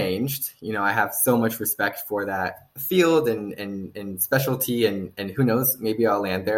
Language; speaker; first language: English; native; English